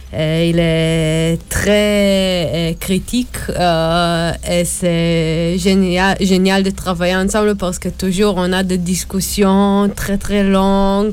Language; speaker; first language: French; non-native, learner; Hebrew